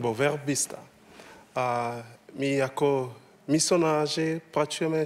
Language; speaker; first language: Czech; non-native, learner; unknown